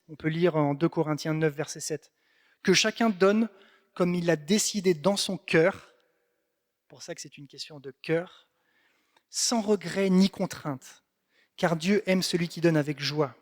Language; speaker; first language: French; native; French